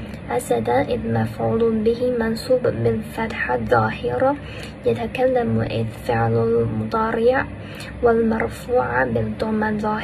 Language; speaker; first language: Arabic; non-native, learner; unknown